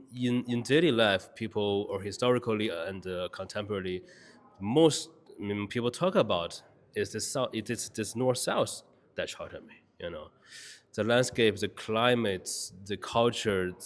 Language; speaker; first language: English; non-native, fluent; Chinese